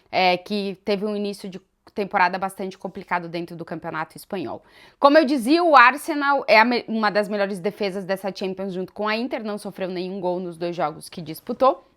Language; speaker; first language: Portuguese; native; Portuguese